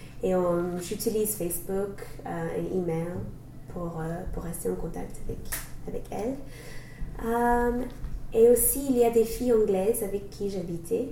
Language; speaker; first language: French; non-native, learner; English